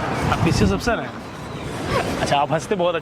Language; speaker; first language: Hindi; native; Hindi